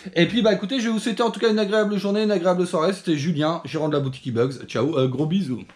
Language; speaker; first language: French; native; French